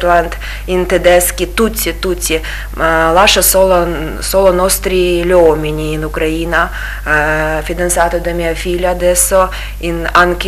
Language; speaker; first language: Italian; non-native, learner; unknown